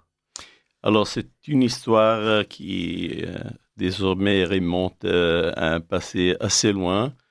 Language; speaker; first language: French; non-native, fluent; Italian